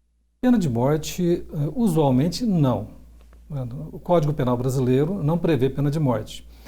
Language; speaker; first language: Portuguese; native; Portuguese